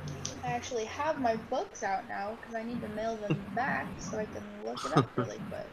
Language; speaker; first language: English; native; English